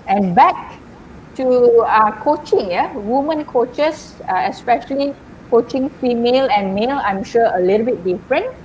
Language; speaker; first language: English; non-native, local second language; Malay